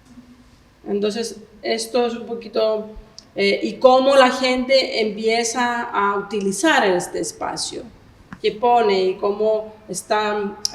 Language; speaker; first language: Spanish; non-native, fluent; Greek